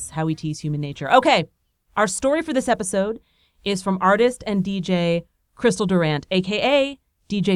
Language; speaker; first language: English; native; English